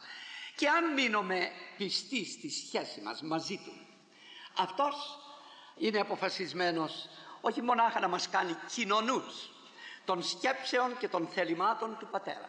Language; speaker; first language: Greek; native; Greek